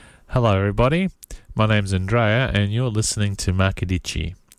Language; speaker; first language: English; native; English